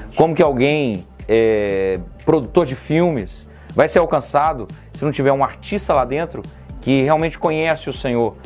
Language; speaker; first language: Portuguese; native; Portuguese